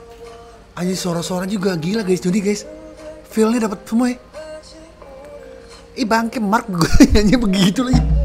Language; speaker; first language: Indonesian; native; Indonesian